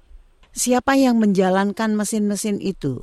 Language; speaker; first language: Indonesian; native; Indonesian